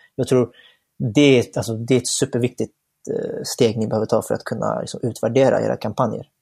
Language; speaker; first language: Swedish; early bilingual, other home language; Bangla